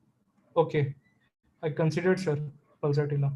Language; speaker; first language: English; non-native, local second language; Hindi